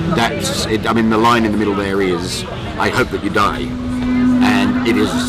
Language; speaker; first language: English; native; English